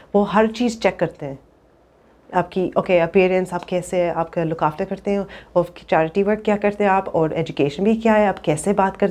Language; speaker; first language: Hindi; early bilingual, heritage; English